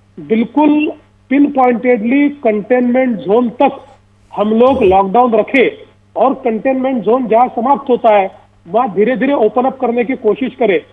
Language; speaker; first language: Hindi; non-native, local second language; Marathi